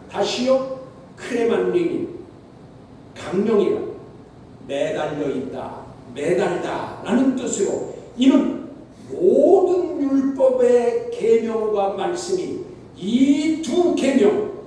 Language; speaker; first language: Korean; native; Korean